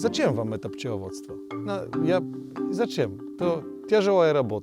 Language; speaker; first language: Russian; non-native, learner; Polish